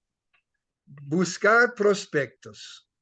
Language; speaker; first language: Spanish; non-native, fluent; English